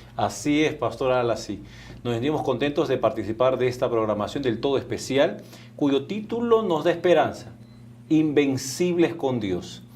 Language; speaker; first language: Spanish; native; Spanish